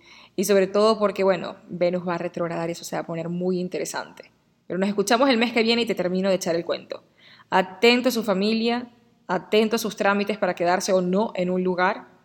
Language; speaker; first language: Spanish; native; Spanish